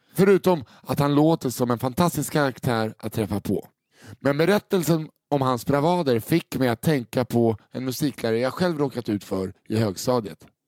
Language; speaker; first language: Swedish; native; Swedish